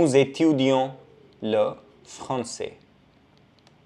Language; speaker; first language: French; non-native, fluent; Hindi